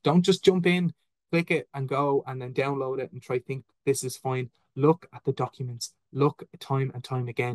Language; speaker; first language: English; native; English